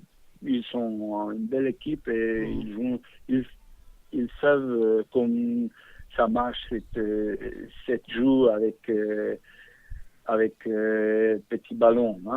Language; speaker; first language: French; non-native, fluent; Bosnian